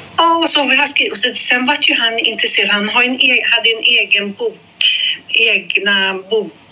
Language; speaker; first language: Swedish; native; Swedish